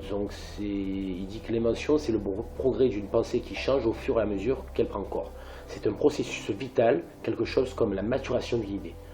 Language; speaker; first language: French; native; French